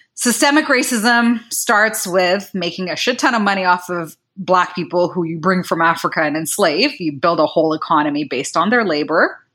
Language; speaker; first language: English; non-native, local second language; Kinyarwanda